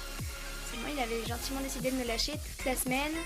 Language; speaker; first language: French; native; French